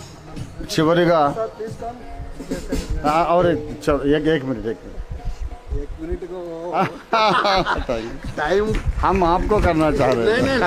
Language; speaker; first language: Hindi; non-native, local second language; Telugu